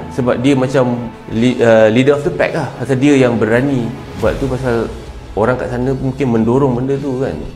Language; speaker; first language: Malay; native; Malay